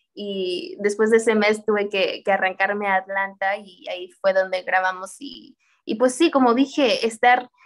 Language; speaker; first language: Spanish; early bilingual, heritage; Spanish